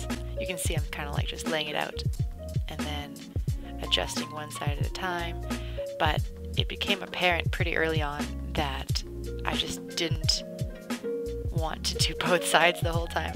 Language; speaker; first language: English; native; English